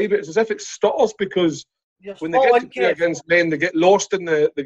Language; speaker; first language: English; native; English